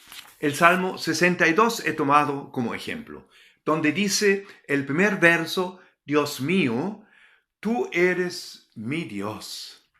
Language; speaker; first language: Spanish; non-native, fluent; German